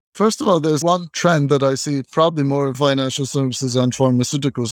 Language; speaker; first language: English; non-native, fluent; Turkish